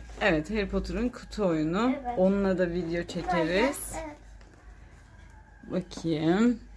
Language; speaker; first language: Turkish; native; Turkish